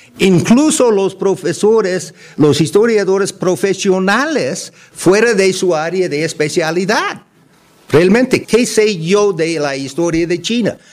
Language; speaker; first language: Spanish; non-native, fluent; English